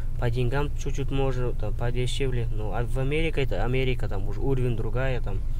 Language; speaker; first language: Russian; non-native, local second language; Kazakh